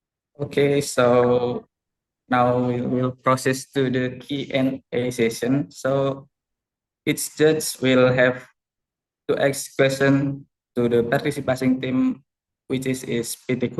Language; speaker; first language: English; non-native, learner; Indonesian